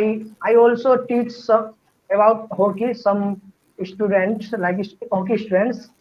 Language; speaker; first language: English; non-native, learner; Hindi